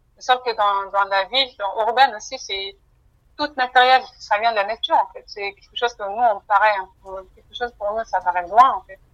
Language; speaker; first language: French; non-native, fluent; Mongolian